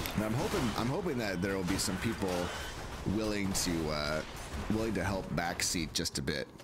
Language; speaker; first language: English; native; English